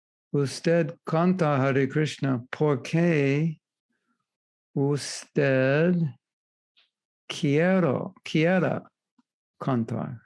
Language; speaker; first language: Spanish; non-native, learner; English